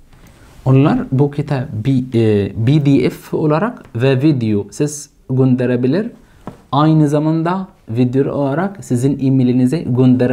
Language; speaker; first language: Turkish; non-native, fluent; Arabic